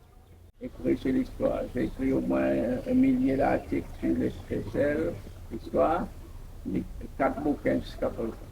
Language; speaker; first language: French; non-native, local second language; Seselwa Creole French